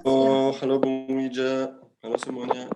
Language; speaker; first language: Indonesian; non-native, fluent; French